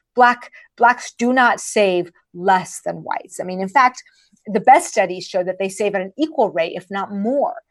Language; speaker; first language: English; early bilingual, other home language; Persian